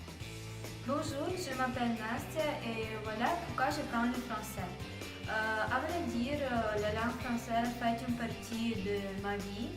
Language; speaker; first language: French; non-native, learner; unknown